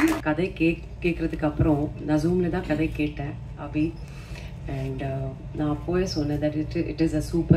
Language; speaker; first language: Tamil; non-native, fluent; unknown